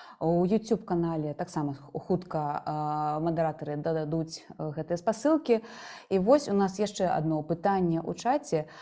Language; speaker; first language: Belarusian; native; Belarusian